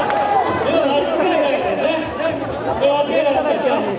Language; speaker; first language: Japanese; native; Japanese